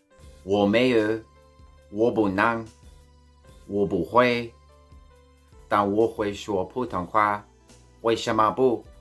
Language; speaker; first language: Chinese; non-native, learner; English